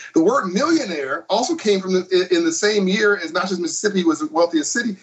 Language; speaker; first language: English; native; English